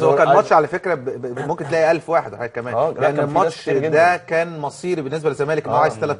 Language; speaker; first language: Arabic; native; Arabic